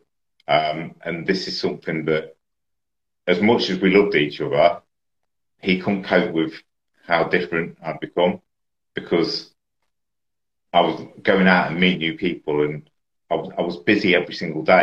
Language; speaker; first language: English; native; English